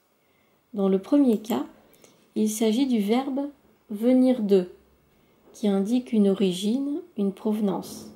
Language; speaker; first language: French; native; French